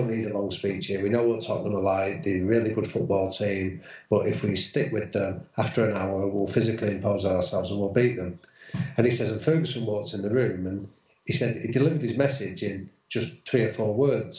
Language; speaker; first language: English; native; English